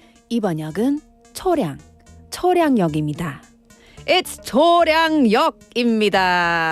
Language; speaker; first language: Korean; non-native, learner; English